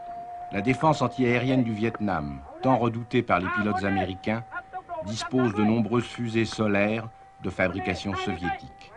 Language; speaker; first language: French; native; French